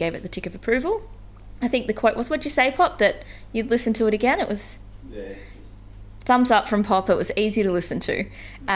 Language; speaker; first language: English; native; English